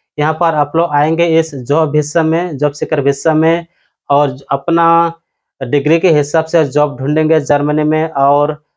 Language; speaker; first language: Hindi; non-native, local second language; Odia